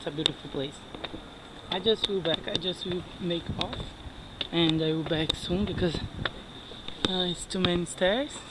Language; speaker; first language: English; non-native, learner; Portuguese